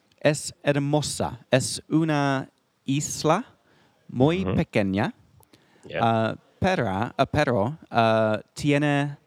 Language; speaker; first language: Spanish; non-native, learner; English